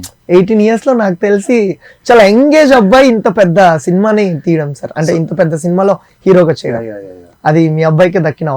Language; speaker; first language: Telugu; native; Telugu